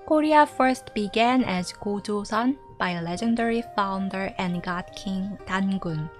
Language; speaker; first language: English; non-native, fluent; Korean